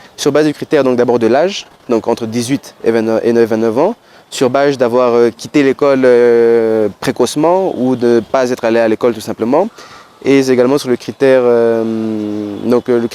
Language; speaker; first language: French; non-native, local second language; Lingala